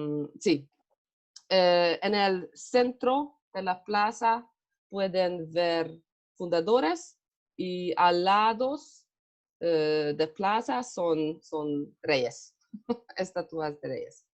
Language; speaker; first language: Spanish; non-native, learner; Hungarian